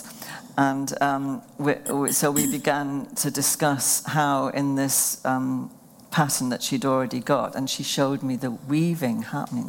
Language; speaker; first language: English; native; English